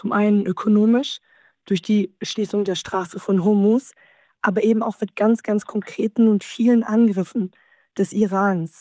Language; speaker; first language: German; native; German